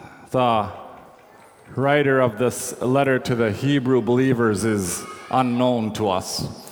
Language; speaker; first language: English; native; English